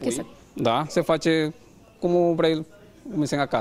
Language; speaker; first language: Romanian; non-native, learner; Spanish